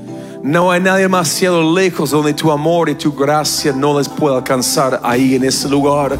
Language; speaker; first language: Spanish; non-native, fluent; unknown